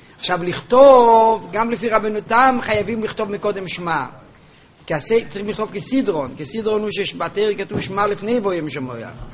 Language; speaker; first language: Hebrew; native; Hebrew